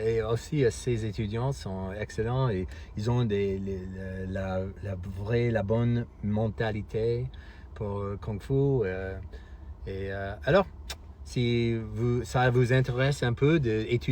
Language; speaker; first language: French; non-native, fluent; English